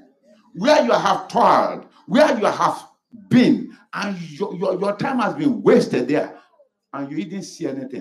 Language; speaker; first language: English; non-native, local second language; Yoruba